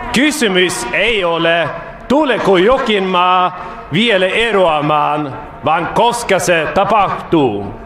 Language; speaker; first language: Finnish; non-native, fluent; Swedish